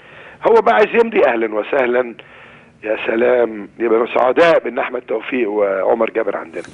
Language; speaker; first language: Arabic; native; Arabic